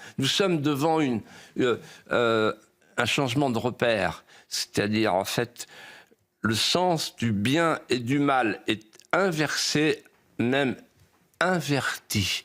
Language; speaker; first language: French; native; French